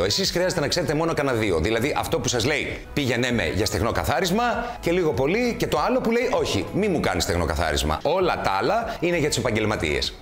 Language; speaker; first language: Greek; native; Greek